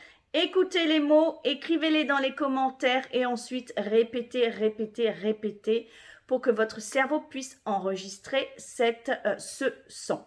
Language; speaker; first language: French; native; French